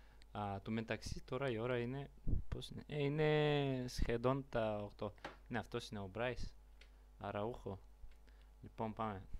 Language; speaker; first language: Greek; non-native, learner; Bulgarian